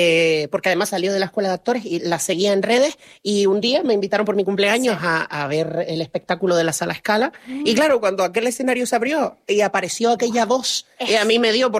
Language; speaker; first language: Spanish; native; Spanish